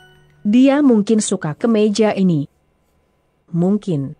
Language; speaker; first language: Indonesian; non-native, learner; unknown